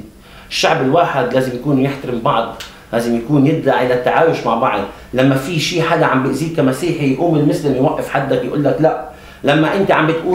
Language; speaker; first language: Arabic; native; Arabic